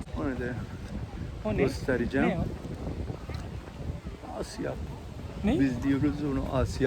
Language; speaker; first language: Turkish; non-native, learner; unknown